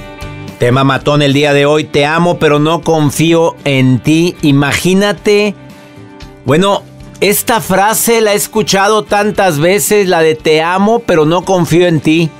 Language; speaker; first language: Spanish; native; Spanish